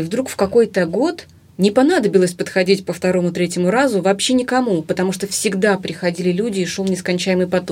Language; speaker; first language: Russian; native; Russian